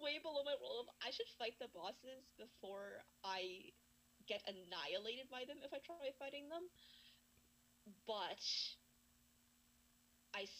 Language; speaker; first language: English; native; English